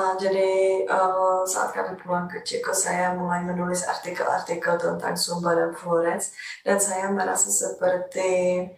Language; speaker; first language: Indonesian; non-native, fluent; Czech